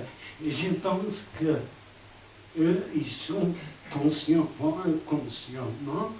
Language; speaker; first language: French; non-native, fluent; Spanish